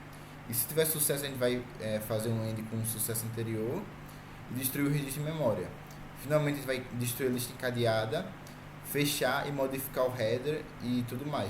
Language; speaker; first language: Portuguese; native; Portuguese